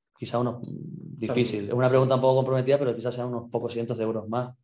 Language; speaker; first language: Spanish; native; Spanish